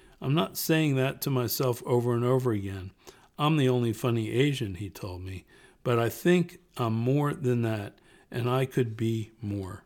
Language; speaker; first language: English; native; English